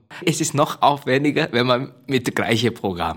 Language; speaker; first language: German; non-native, learner; Chinese